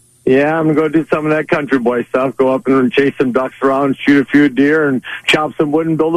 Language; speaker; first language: English; native; English